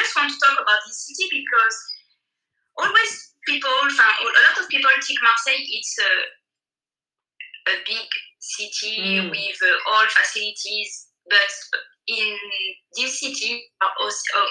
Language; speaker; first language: English; non-native, learner; French